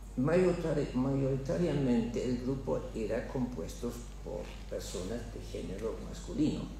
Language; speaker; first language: Spanish; non-native, fluent; German